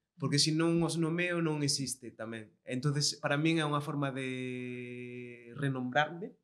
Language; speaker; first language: Galician; non-native, local second language; Kabuverdianu